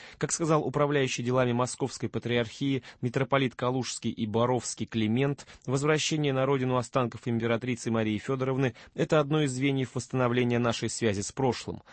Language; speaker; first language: Russian; native; Russian